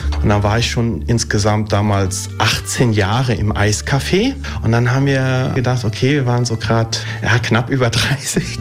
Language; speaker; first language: German; early bilingual, other home language; Italian